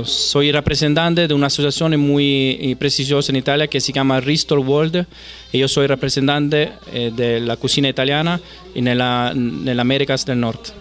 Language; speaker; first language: Spanish; non-native, fluent; Italian